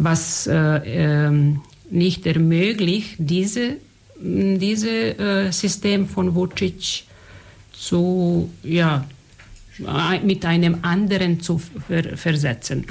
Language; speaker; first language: German; non-native, fluent; Serbian